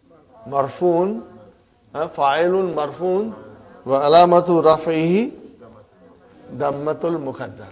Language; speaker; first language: Arabic; non-native, fluent; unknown